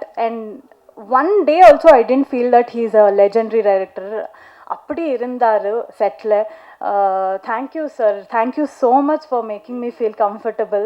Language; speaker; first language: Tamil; non-native, learner; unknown